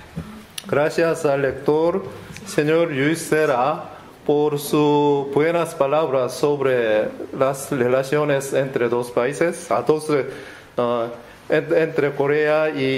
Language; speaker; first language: Spanish; non-native, learner; Korean